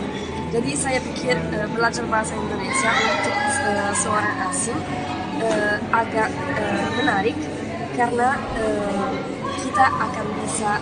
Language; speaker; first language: Indonesian; non-native, fluent; Italian